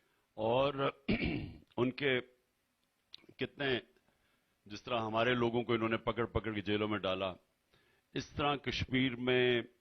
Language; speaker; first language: Urdu; native; Urdu